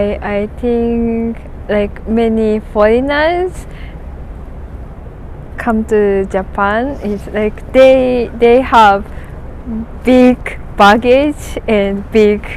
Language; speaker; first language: English; non-native, learner; Japanese